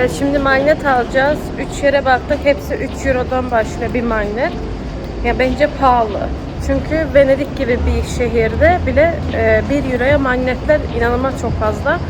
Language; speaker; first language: Turkish; early bilingual, heritage; Turkish